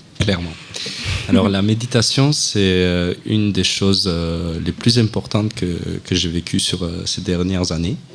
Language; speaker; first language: French; non-native, fluent; Romanian